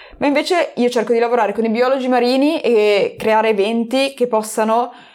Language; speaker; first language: Italian; native; Italian